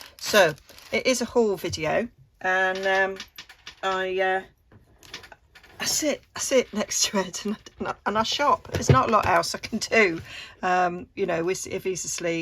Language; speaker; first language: English; native; English